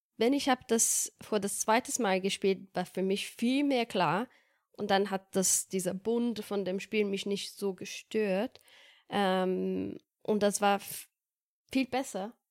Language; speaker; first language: German; non-native, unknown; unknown